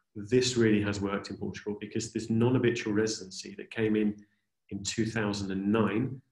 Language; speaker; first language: English; native; English